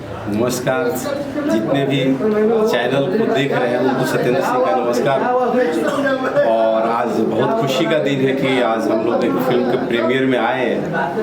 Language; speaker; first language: Hindi; native; Hindi